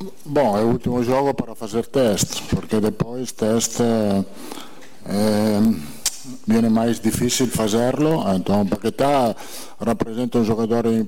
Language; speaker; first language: Portuguese; non-native, learner; Italian